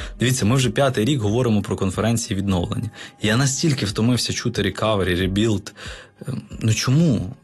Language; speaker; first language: Ukrainian; native; Ukrainian